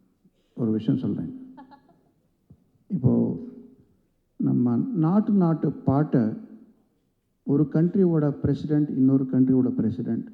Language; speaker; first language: Tamil; non-native, local second language; Telugu